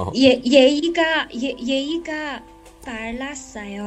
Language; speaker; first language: Korean; non-native, learner; Chinese